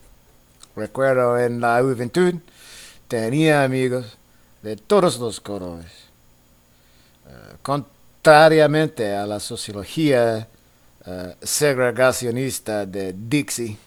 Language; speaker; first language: Spanish; non-native, fluent; English